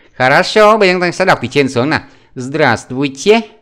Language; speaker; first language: Vietnamese; native; Vietnamese